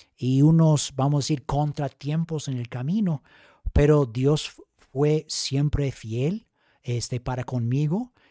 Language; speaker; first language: Spanish; non-native, fluent; English